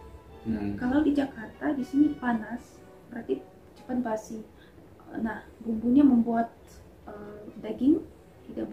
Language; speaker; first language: Indonesian; non-native, fluent; Russian